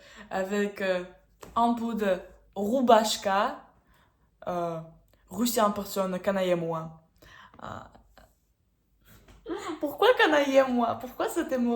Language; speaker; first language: French; non-native, learner; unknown